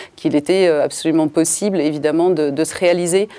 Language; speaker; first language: French; native; French